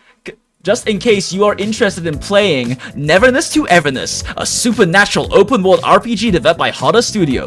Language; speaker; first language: English; native; English